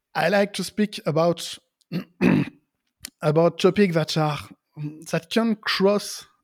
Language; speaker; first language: English; non-native, learner; French